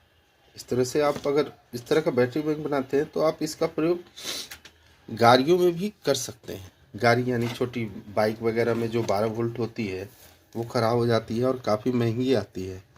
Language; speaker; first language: Hindi; native; Hindi